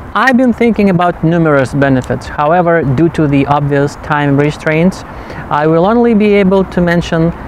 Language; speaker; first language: English; non-native, fluent; Russian